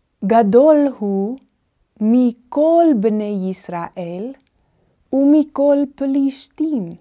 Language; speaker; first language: Hebrew; non-native, fluent; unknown